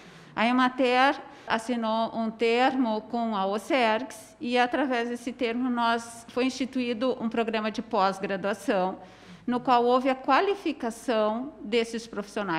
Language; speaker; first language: Portuguese; native; Portuguese